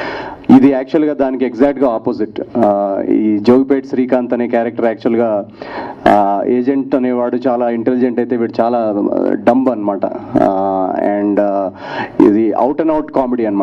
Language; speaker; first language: Telugu; native; Telugu